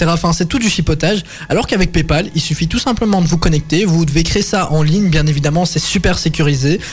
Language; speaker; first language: French; native; French